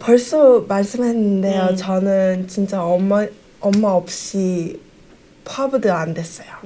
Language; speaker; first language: Korean; early bilingual, heritage; Korean